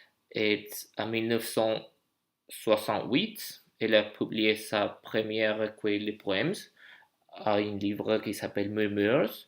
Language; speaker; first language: French; non-native, learner; English